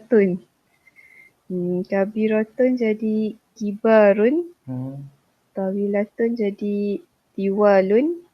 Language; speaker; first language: Arabic; non-native, learner; Malay